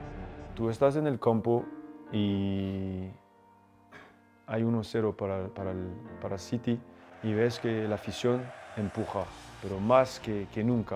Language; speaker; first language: Spanish; non-native, fluent; French